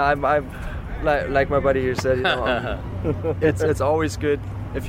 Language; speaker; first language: English; non-native, fluent; German